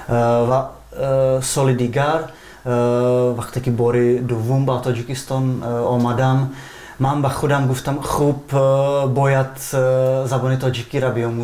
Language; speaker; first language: Persian; non-native, fluent; Czech